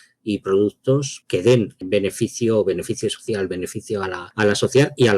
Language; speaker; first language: Spanish; native; Spanish